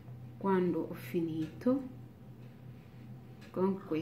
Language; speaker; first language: Italian; non-native, learner; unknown